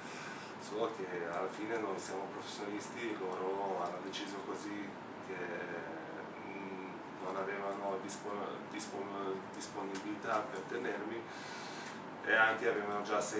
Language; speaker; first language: Italian; non-native, fluent; Slovenian